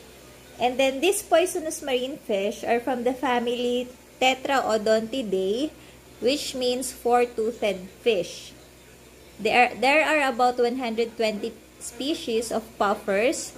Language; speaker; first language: English; non-native, local second language; Filipino